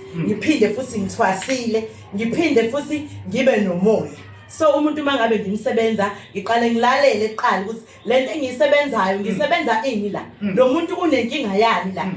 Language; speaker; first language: Zulu; native; Zulu